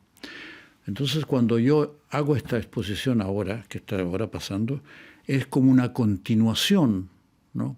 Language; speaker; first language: Spanish; native; Spanish